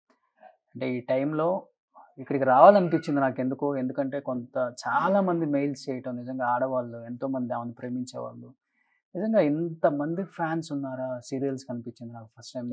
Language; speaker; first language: Telugu; native; Telugu